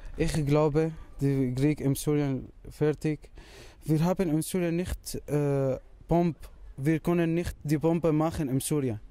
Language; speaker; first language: German; non-native, learner; Arabic